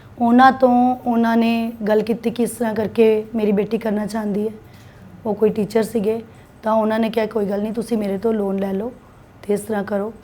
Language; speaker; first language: Punjabi; non-native, local second language; Hindi